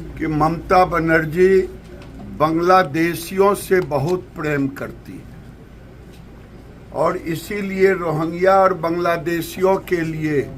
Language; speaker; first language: Hindi; native; Hindi